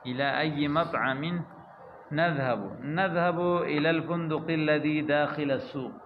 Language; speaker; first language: Arabic; non-native, fluent; Urdu